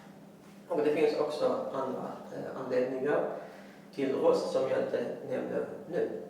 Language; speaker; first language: Swedish; non-native, fluent; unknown